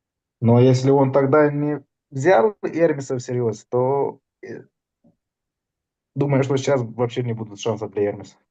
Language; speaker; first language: Russian; non-native, fluent; Romanian